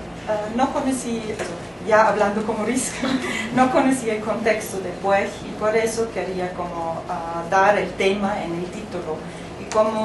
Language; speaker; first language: Spanish; non-native, fluent; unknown